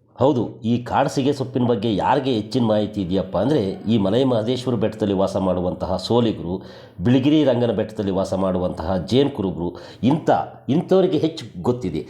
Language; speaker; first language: Kannada; native; Kannada